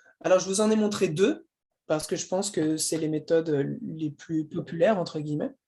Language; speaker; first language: French; native; French